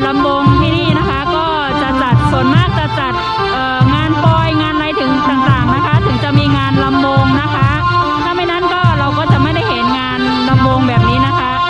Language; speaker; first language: Thai; non-native, fluent; Khün